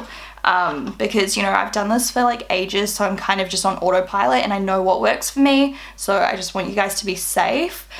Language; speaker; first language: English; native; English